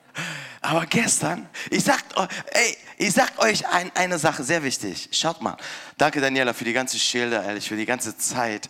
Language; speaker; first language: German; non-native, fluent; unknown